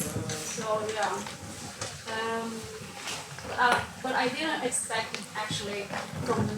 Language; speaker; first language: English; non-native, learner; Romanian